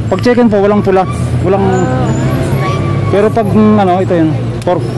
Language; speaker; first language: Filipino; native; Filipino